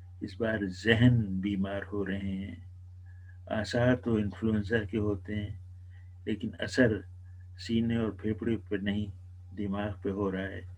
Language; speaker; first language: Urdu; native; Urdu